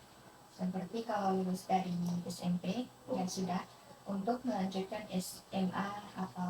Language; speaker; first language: Indonesian; non-native, fluent; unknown